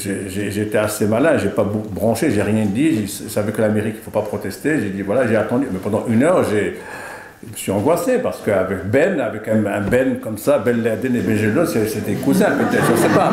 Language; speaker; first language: French; non-native, local second language; Arabic